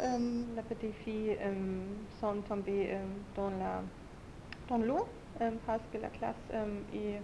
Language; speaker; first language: French; non-native, learner; German